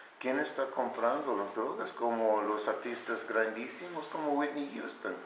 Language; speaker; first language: Spanish; non-native, learner; English